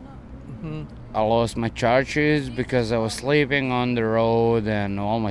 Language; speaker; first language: English; non-native, fluent; Croatian